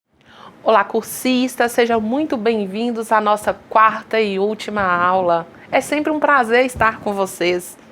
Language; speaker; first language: Portuguese; native; Portuguese